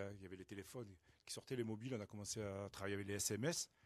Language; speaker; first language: French; native; French